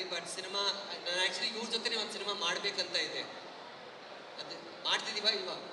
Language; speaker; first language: Kannada; non-native, local second language; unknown